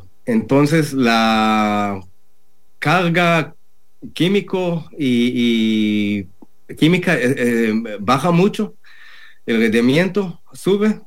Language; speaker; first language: Spanish; non-native, learner; Hebrew